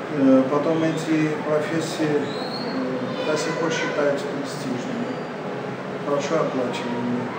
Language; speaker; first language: Russian; non-native, local second language; Armenian